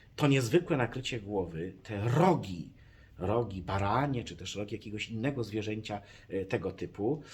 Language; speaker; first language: Polish; native; Polish